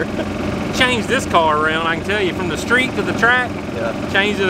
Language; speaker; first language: English; native; English